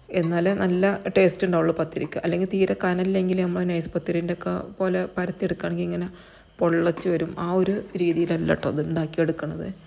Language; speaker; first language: Malayalam; native; Malayalam